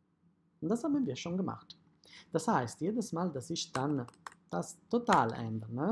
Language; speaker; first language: German; non-native, fluent; Italian